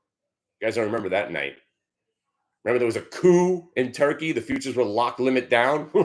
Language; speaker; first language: English; native; English